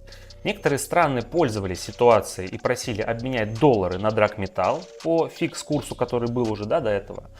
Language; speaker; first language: Russian; native; Russian